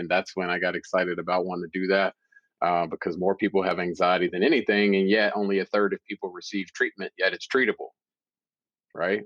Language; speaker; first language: English; native; English